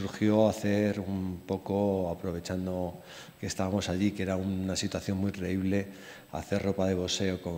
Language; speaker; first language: Spanish; native; Spanish